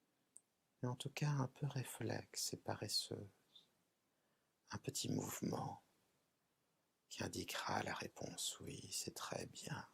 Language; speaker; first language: French; native; French